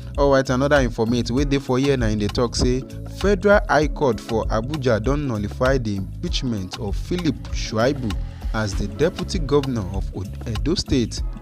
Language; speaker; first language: Nigerian Pidgin; non-native, local second language; Yoruba